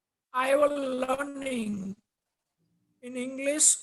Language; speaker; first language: English; non-native, learner; Gujarati